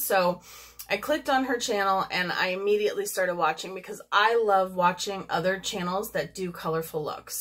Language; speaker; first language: English; native; English